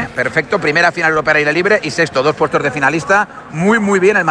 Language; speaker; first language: Spanish; native; Spanish